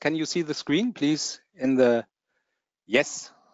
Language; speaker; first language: English; non-native, fluent; German